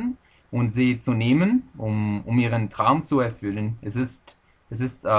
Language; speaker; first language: German; non-native, learner; Spanish